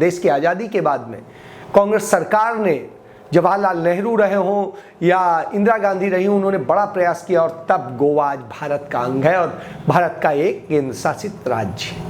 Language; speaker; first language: Hindi; native; Hindi